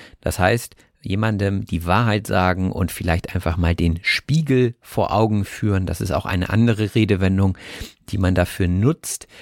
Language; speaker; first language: German; native; German